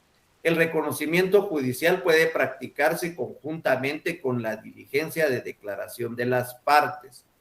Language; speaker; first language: Spanish; native; Spanish